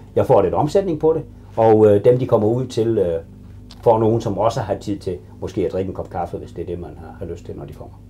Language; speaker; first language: Danish; native; Danish